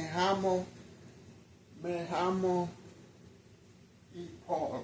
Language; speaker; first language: Spanish; non-native, learner; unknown